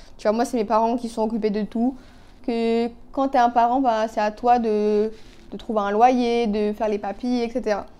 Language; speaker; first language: French; non-native, local second language; Arabic